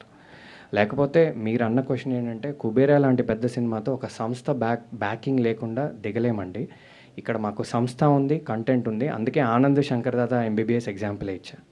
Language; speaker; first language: Telugu; native; Telugu